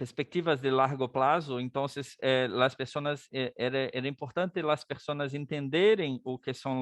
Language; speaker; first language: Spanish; non-native, learner; Portuguese